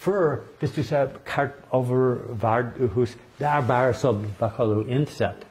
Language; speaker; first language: Norwegian; non-native, learner; English